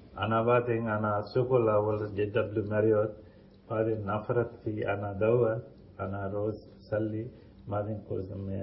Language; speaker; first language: Arabic; non-native, learner; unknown